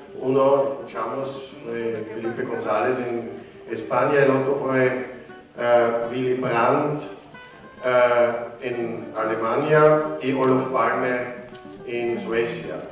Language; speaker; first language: Spanish; non-native, fluent; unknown